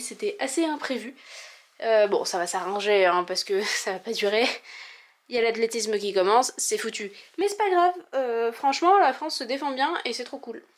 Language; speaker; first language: French; native; French